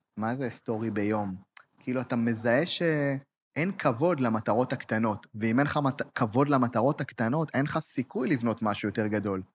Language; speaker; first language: Hebrew; native; Hebrew